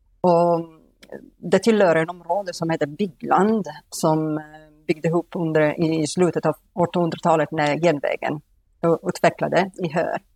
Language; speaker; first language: Swedish; non-native, fluent; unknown